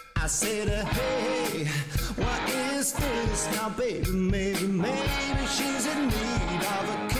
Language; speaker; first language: German; native; German